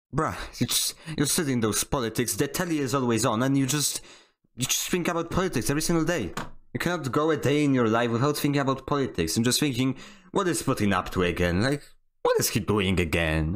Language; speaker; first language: English; non-native, fluent; Polish